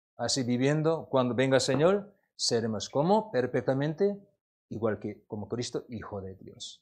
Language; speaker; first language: Spanish; non-native, learner; Korean